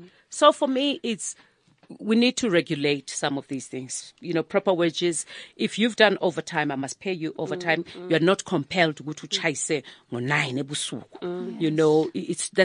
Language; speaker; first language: English; non-native, local second language; Zulu